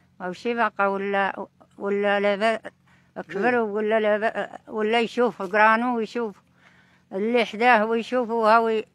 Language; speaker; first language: Arabic; native; Arabic